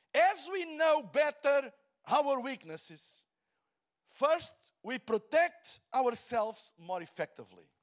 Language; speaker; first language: English; non-native, fluent; Portuguese